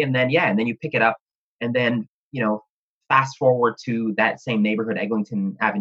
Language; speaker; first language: English; native; English